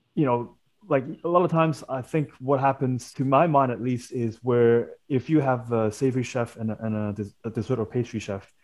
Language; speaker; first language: English; non-native, local second language; Cantonese